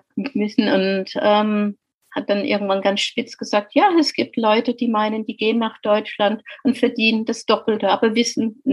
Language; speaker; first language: German; non-native, fluent; English